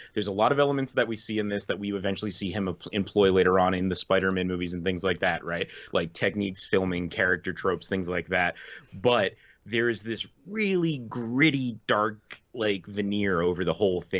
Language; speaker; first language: English; native; English